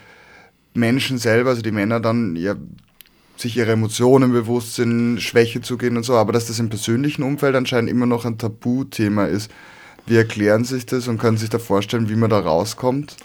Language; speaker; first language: German; native; German